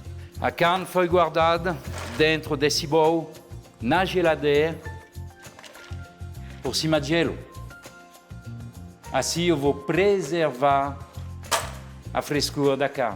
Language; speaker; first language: Portuguese; non-native, fluent; French